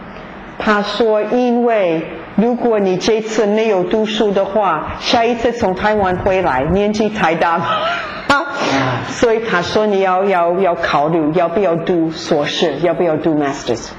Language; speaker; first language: Chinese; non-native, fluent; English